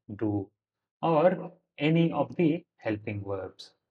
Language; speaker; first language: English; non-native, local second language; Kannada